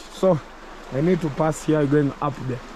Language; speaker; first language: English; non-native, learner; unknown